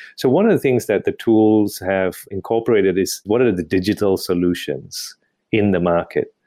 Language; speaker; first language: English; non-native, local second language; Tamil